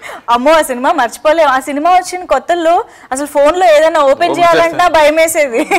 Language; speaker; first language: Telugu; native; Telugu